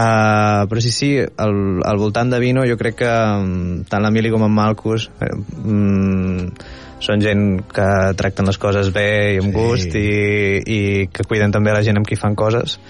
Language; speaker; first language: Catalan; native; Catalan